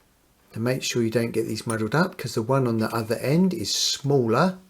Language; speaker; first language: English; native; English